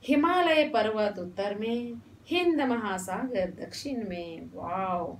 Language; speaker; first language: Hindi; non-native, local second language; Kannada